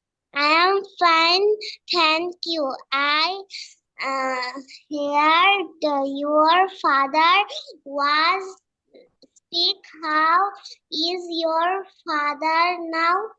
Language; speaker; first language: English; non-native, learner; Bangla